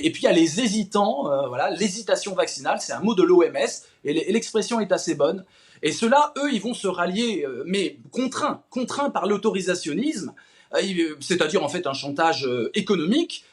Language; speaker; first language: French; native; French